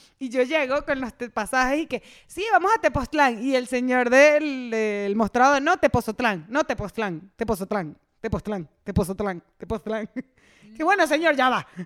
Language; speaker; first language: Spanish; native; Spanish